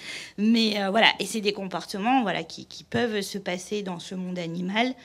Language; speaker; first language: French; native; French